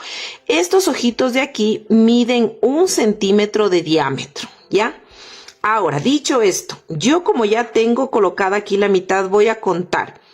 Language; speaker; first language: Spanish; native; Spanish